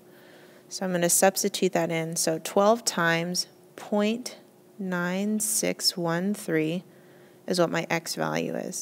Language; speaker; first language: English; native; English